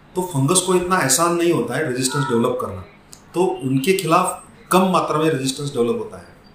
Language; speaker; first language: Hindi; non-native, local second language; Marathi